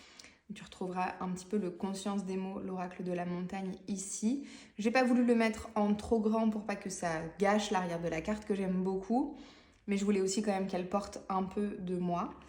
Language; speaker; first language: French; native; French